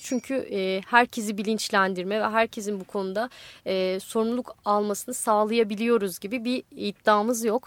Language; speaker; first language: Turkish; native; Turkish